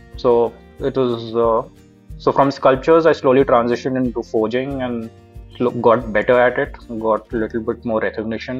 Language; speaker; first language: English; non-native, local second language; Urdu